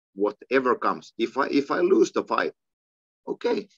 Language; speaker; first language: English; non-native, fluent; Finnish